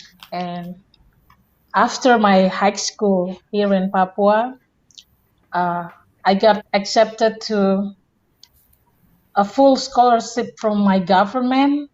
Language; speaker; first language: English; non-native, fluent; Indonesian